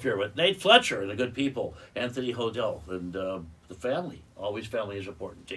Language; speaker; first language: English; native; English